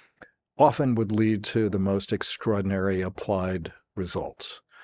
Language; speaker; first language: English; native; English